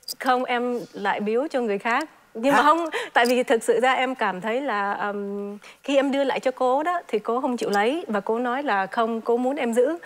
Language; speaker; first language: Vietnamese; early bilingual, heritage; Vietnamese